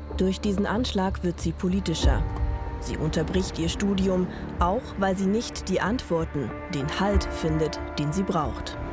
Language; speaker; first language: German; native; German